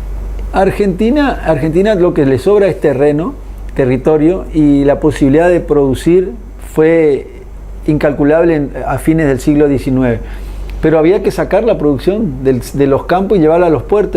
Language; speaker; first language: Spanish; native; Spanish